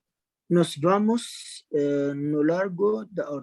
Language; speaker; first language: Portuguese; non-native, learner; Arabic